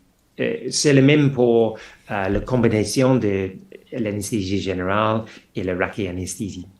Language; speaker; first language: French; non-native, fluent; English